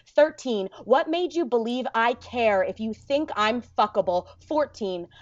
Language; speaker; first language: English; early bilingual, other home language; Arabic